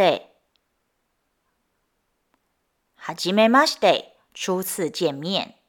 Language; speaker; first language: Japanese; non-native, fluent; Chinese